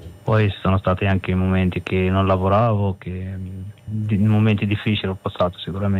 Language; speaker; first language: Italian; non-native, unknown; Arabic